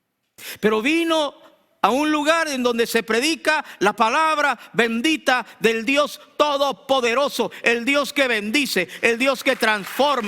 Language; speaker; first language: Spanish; native; Spanish